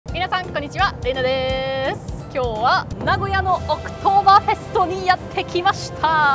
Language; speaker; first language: Japanese; non-native, fluent; German